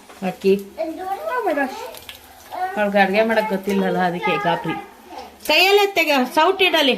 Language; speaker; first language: Kannada; native; Kannada